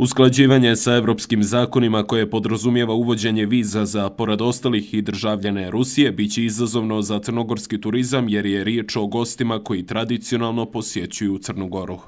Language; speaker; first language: Bosnian; native; Bosnian